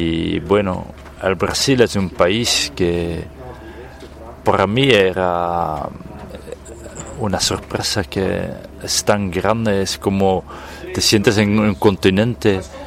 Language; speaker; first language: Spanish; non-native, fluent; Dutch